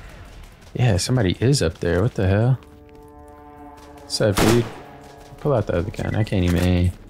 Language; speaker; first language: English; native; English